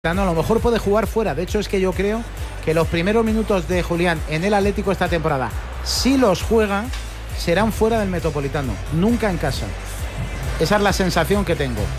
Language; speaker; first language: Spanish; native; Spanish